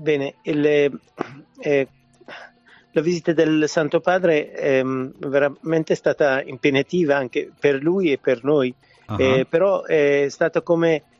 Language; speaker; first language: Italian; non-native, fluent; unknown